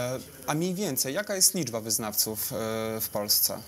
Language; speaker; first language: Polish; native; Polish